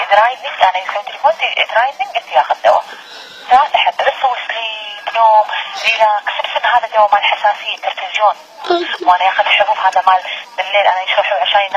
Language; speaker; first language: Arabic; non-native, learner; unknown